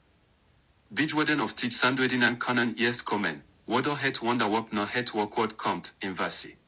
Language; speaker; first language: Dutch; non-native, learner; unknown